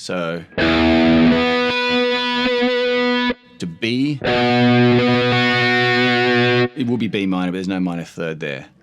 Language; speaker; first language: English; native; English